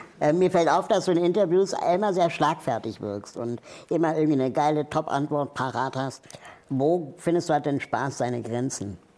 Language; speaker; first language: German; native; German